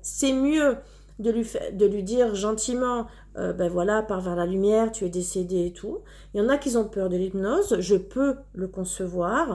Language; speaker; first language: French; native; French